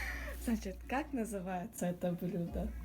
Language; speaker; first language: Russian; early bilingual, heritage; Russian